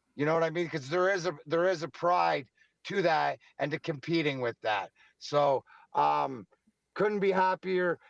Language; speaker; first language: English; native; English